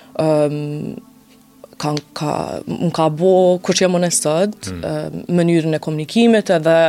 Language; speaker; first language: Albanian; early bilingual, heritage; Albanian